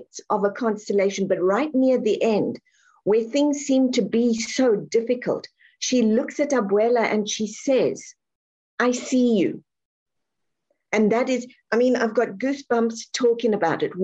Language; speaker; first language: English; native; English